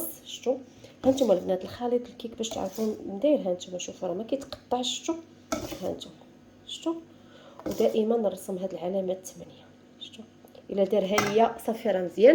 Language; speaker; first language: Arabic; native; Arabic